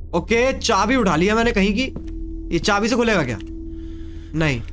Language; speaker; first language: Hindi; native; Hindi